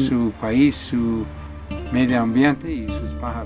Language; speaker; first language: Spanish; non-native, learner; English